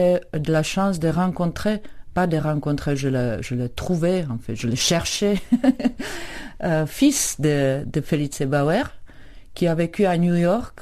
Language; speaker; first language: French; non-native, fluent; Czech